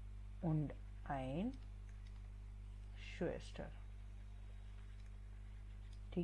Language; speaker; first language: German; non-native, fluent; Hindi